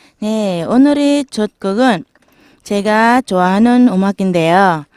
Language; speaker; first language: Korean; non-native, learner; Filipino